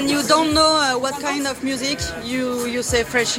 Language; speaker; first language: English; non-native, learner; French